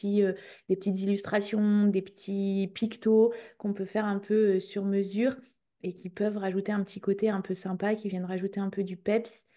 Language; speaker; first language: French; native; French